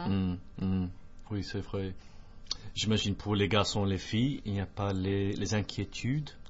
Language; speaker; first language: French; non-native, fluent; English